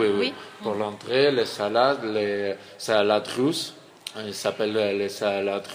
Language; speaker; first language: French; non-native, learner; Russian